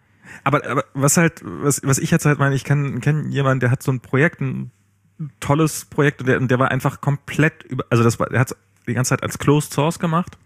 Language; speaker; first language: German; native; German